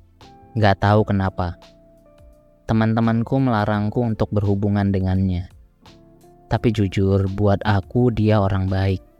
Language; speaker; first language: Indonesian; native; Indonesian